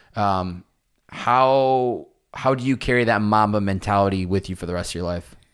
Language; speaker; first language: English; native; English